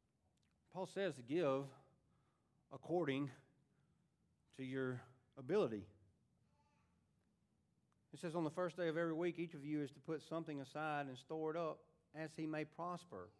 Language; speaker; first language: English; native; English